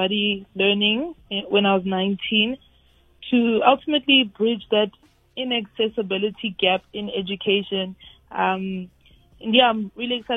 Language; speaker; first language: English; non-native, local second language; Venda